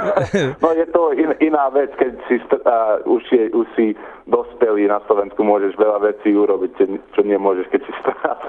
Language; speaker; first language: Slovak; early bilingual, heritage; Slovak